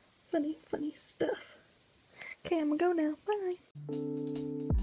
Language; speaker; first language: English; native; English